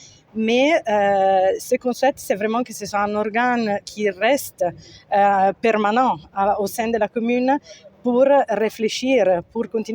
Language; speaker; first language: French; non-native, fluent; Italian